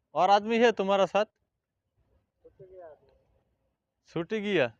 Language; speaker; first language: Hindi; non-native, learner; Bangla